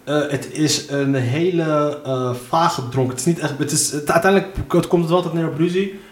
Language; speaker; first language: Dutch; early bilingual, other home language; Arabic